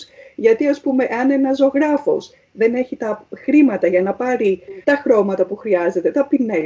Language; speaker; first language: Greek; native; Greek